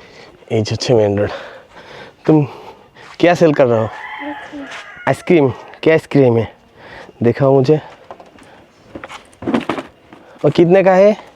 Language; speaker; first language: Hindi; non-native, learner; Bangla